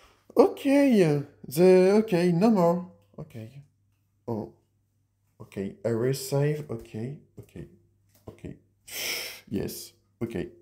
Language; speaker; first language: English; non-native, learner; French